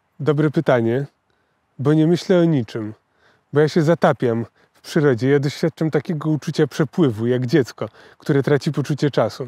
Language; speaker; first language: Polish; native; Polish